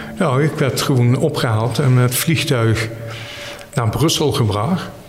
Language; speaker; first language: Dutch; native; Dutch